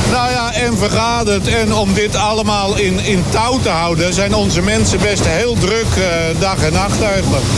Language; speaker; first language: Dutch; native; Dutch